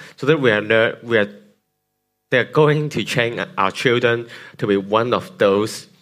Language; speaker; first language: English; non-native, local second language; Cantonese